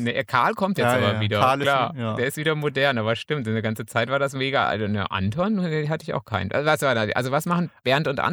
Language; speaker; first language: German; native; German